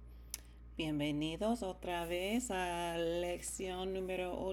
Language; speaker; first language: Spanish; non-native, learner; English